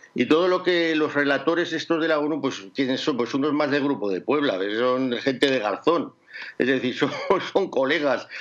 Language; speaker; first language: Spanish; native; Spanish